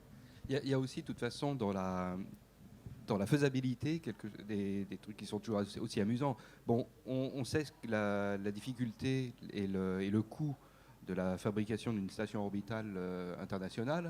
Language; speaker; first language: French; native; French